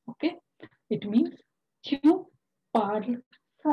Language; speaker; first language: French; non-native, fluent; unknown